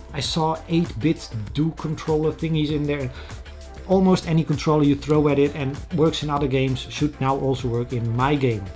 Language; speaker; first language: English; non-native, fluent; Dutch